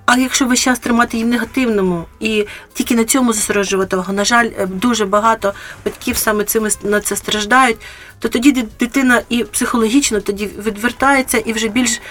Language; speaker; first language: Ukrainian; native; Ukrainian